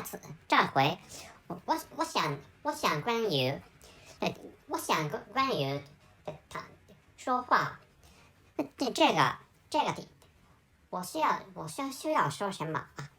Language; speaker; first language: Chinese; non-native, learner; Japanese